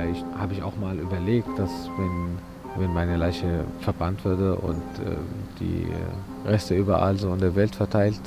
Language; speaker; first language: German; non-native, fluent; Arabic